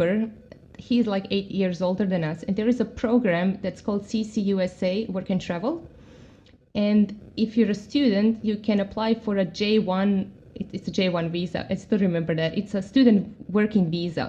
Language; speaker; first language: English; non-native, fluent; Croatian